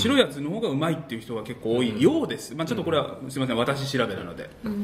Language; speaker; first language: Japanese; native; Japanese